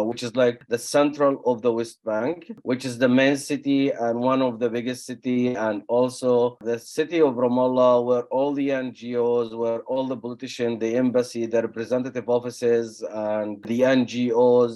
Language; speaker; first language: English; non-native, fluent; Arabic